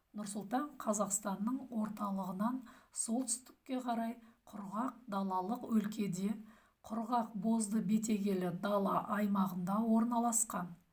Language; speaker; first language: Kazakh; native; Kazakh